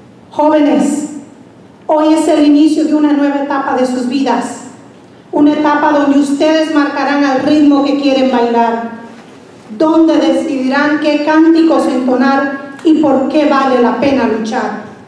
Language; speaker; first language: Spanish; native; Spanish